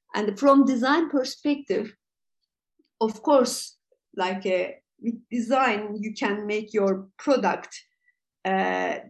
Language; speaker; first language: English; non-native, fluent; Turkish